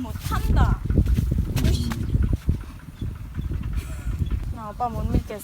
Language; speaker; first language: Korean; non-native, learner; Khmer